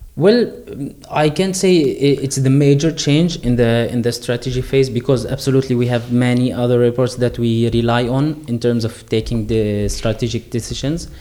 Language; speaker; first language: English; non-native, fluent; Arabic